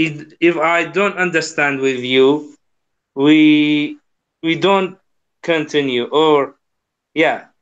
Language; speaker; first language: English; non-native, learner; Kurdish